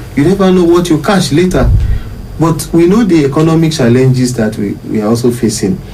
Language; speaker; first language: English; non-native, local second language; Yoruba